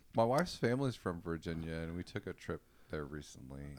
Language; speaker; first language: English; native; English